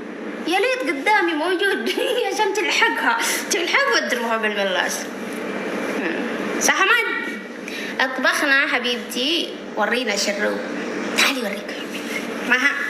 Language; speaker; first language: Arabic; non-native, learner; Indonesian